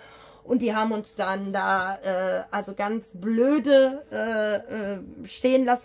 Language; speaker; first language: German; native; German